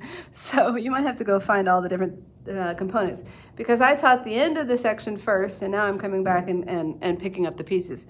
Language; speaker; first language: English; native; English